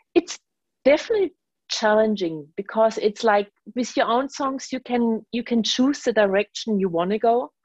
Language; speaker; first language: English; non-native, fluent; German